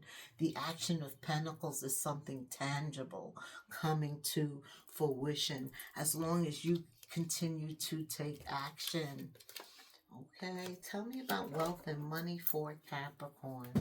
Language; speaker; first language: English; native; English